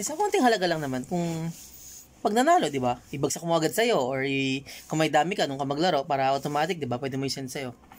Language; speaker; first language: Filipino; native; Filipino